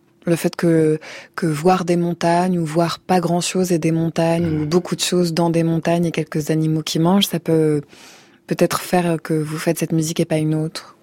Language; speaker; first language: French; native; French